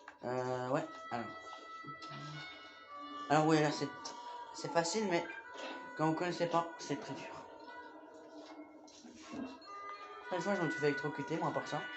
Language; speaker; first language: French; native; French